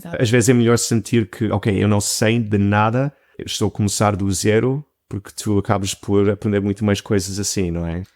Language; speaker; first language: Portuguese; non-native, fluent; English